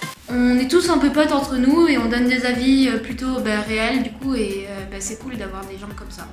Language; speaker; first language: French; native; French